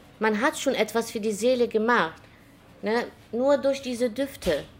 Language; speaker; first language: German; early bilingual, other home language; Arabic